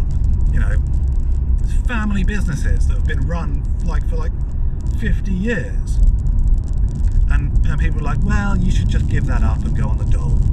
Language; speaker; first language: English; native; English